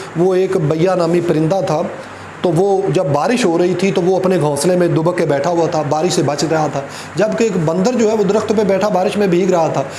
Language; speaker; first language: Urdu; non-native, local second language; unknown